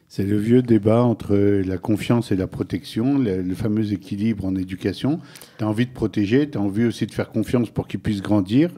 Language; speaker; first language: French; native; French